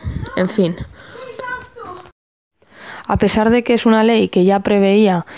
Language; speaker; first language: Spanish; native; Spanish